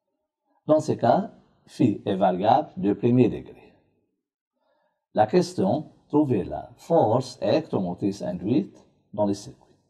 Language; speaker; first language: French; non-native, local second language; Arabic